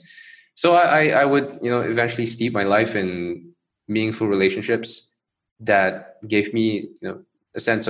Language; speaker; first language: English; non-native, local second language; Chinese